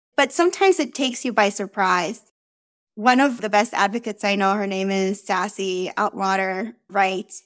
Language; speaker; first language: English; early bilingual, other home language; Spanish